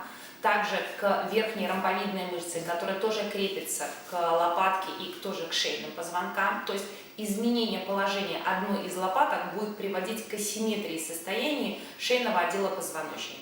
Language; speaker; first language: Russian; native; Russian